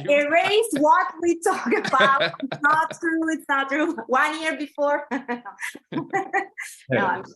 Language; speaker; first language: English; non-native, fluent; Italian